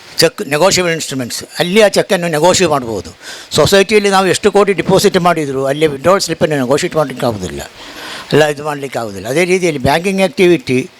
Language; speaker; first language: Kannada; native; Kannada